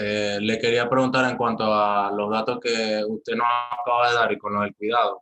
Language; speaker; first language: Spanish; native; Spanish